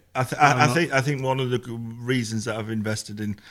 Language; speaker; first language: English; native; English